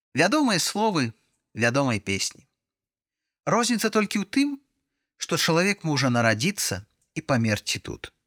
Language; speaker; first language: Belarusian; non-native, local second language; Russian